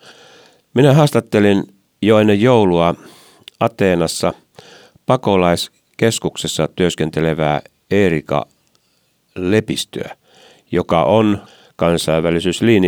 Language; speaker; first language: Finnish; native; Finnish